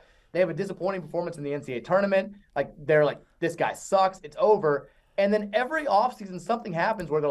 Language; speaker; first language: English; native; English